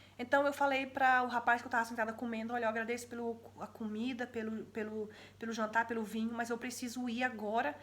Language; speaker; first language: Portuguese; native; Portuguese